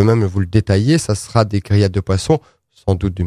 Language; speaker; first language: French; native; French